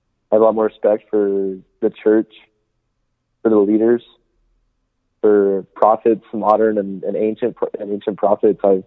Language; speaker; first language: English; native; English